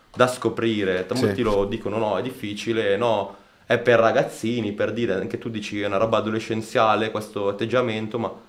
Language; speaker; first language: Italian; native; Italian